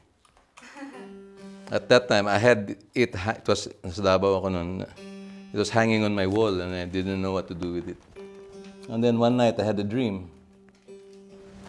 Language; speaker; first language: English; non-native, local second language; Filipino